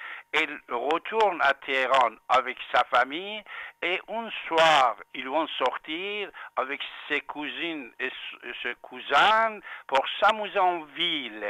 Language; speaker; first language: French; non-native, fluent; Persian